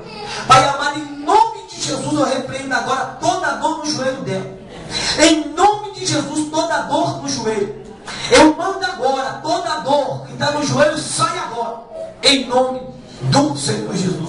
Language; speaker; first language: Portuguese; native; Portuguese